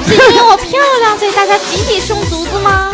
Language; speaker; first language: Chinese; native; Chinese